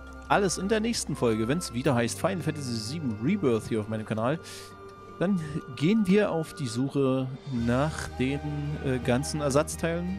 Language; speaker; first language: German; native; German